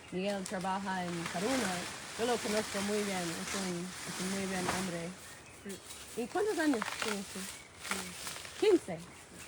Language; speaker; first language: Spanish; non-native, learner; English